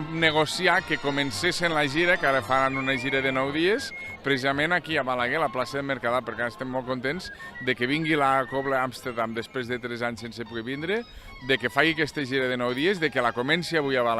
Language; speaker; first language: Catalan; native; Catalan